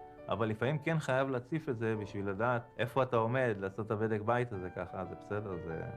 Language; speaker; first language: Hebrew; native; Hebrew